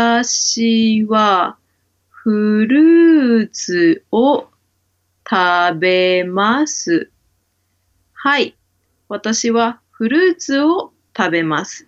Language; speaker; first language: Japanese; non-native, learner; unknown